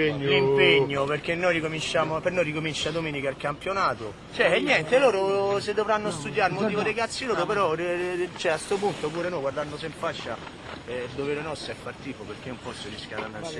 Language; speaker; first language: Italian; native; Italian